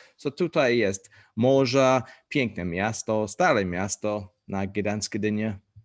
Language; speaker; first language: Polish; non-native, learner; English